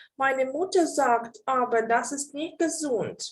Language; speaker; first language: German; non-native, fluent; Ukrainian